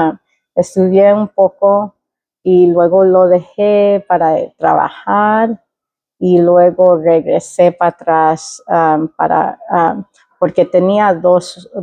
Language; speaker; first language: Spanish; early bilingual, heritage; Spanish